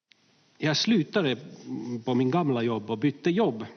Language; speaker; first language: Swedish; non-native, fluent; Finnish